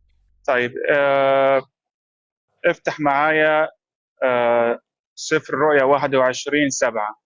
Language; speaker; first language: Arabic; native; Arabic